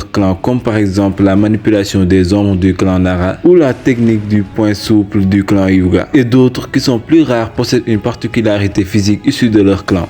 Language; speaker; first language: French; native; French